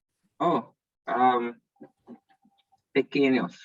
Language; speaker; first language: Spanish; non-native, learner; English